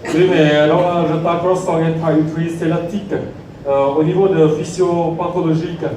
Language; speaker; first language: French; non-native, learner; Vietnamese